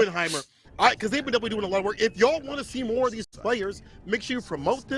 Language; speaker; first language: English; native; English